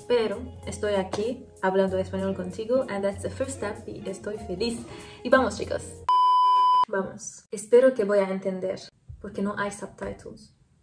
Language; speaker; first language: Spanish; non-native, learner; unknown